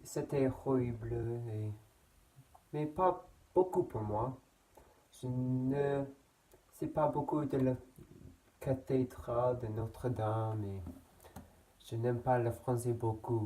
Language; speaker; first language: French; non-native, learner; English